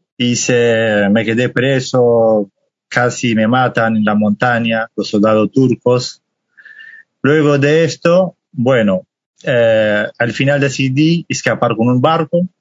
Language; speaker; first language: Spanish; non-native, fluent; Kurdish